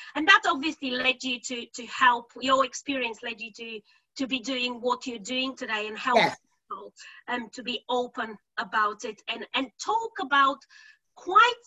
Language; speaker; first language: English; non-native, fluent; Bulgarian